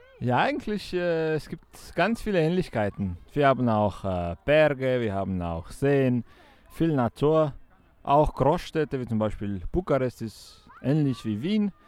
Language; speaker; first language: German; non-native, fluent; Romanian